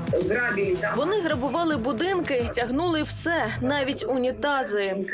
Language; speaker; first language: Ukrainian; non-native, fluent; Georgian